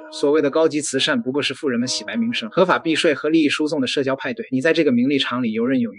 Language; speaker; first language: Chinese; native; Chinese